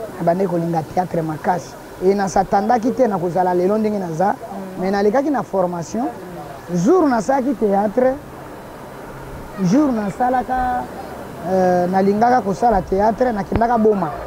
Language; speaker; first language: Lingala; native; Lingala